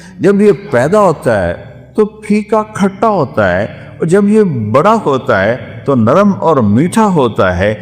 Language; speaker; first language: Urdu; non-native, local second language; Saraiki